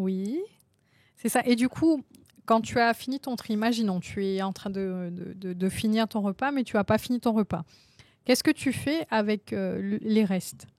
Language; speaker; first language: French; native; French